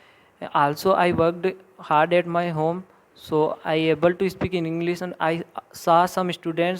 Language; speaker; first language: English; non-native, learner; Hindi